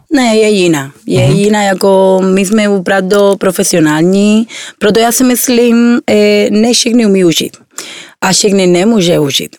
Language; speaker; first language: Czech; non-native, learner; Spanish